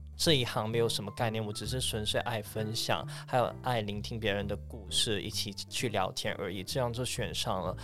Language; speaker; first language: Chinese; non-native, fluent; Cantonese